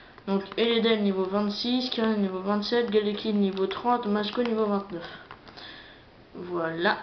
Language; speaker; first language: French; native; French